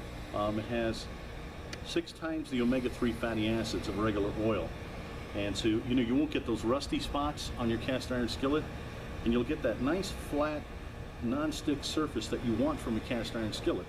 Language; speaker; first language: English; native; English